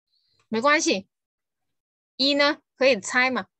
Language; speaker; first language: Chinese; non-native, fluent; Vietnamese